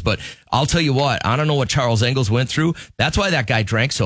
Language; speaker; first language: English; native; English